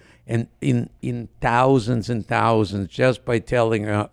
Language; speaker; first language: English; non-native, fluent; Ukrainian